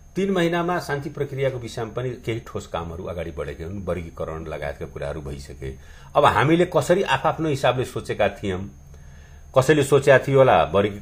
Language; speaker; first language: Nepali; non-native, local second language; Bhojpuri